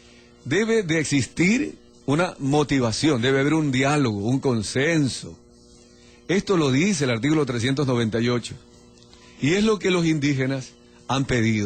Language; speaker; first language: Spanish; native; Spanish